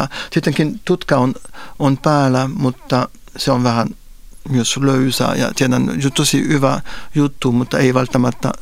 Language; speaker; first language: Finnish; non-native, fluent; French